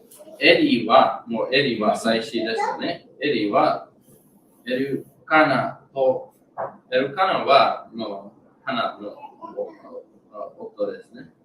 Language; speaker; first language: Japanese; non-native, learner; English